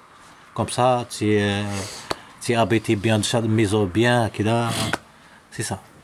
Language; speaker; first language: French; non-native, local second language; Arabic